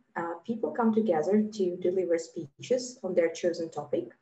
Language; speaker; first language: English; non-native, fluent; Latvian